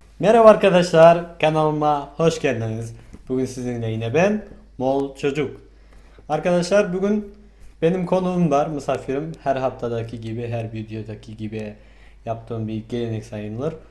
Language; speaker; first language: Turkish; non-native, fluent; Mongolian